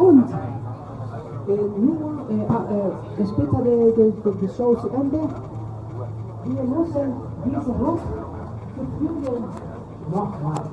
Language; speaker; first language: German; non-native, learner; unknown